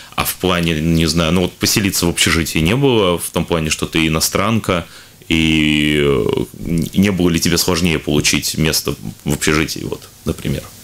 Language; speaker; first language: Russian; native; Russian